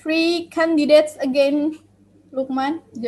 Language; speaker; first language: English; non-native, learner; Indonesian